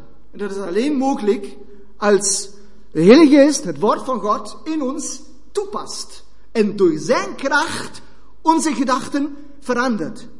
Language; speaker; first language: Dutch; non-native, fluent; German